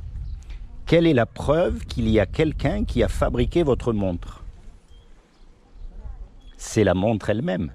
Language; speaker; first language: French; native; French